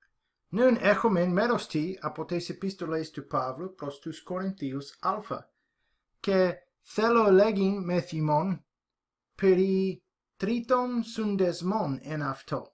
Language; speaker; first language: Greek; non-native, fluent; English